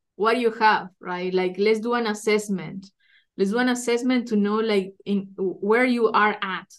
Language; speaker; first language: English; non-native, fluent; Spanish